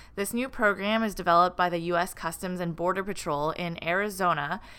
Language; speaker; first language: English; native; English